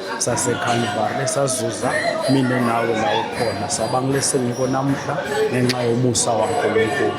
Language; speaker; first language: Zulu; non-native, local second language; Swati